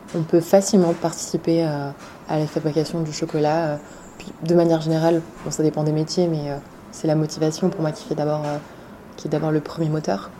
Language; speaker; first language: French; native; French